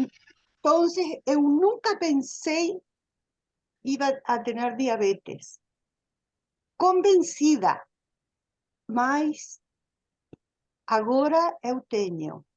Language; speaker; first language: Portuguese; non-native, learner; Spanish